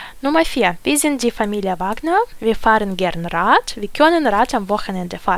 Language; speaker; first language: German; non-native, learner; Ukrainian